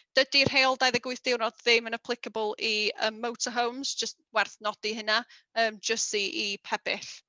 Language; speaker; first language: Welsh; native; Welsh